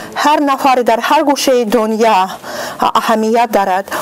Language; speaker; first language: Persian; non-native, fluent; Russian